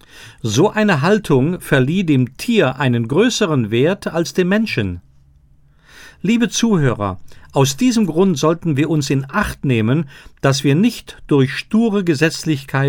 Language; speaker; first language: German; native; German